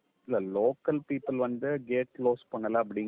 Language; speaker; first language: Tamil; native; Tamil